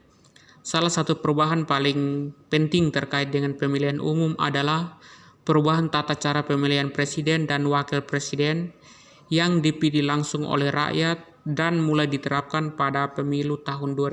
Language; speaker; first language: Indonesian; native; Indonesian